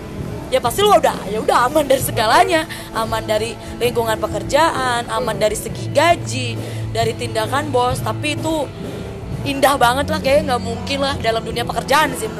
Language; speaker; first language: Indonesian; native; Indonesian